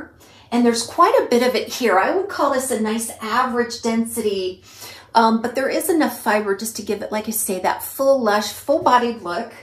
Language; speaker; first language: English; native; English